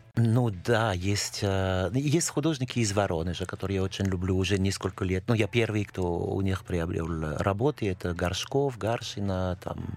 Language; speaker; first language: Russian; non-native, fluent; French